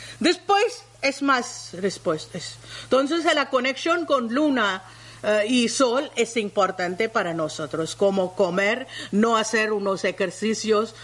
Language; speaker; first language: Spanish; non-native, learner; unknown